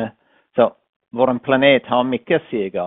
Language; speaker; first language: Swedish; non-native, fluent; English